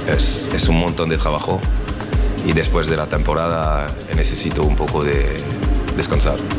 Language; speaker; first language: Spanish; non-native, learner; French